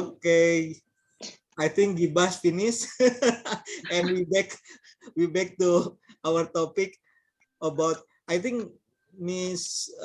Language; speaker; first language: English; non-native, learner; Indonesian